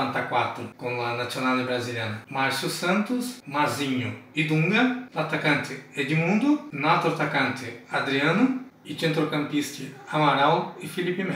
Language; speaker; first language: Italian; non-native, fluent; Portuguese